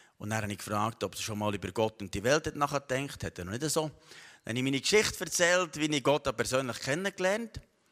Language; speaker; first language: German; native; German